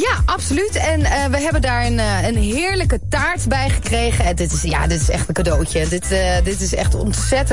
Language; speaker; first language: Dutch; native; Dutch